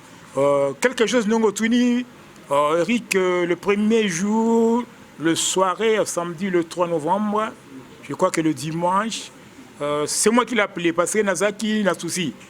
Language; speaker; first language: French; non-native, local second language; Lingala